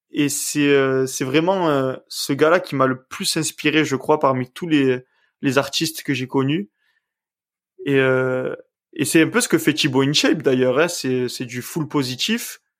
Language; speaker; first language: French; native; French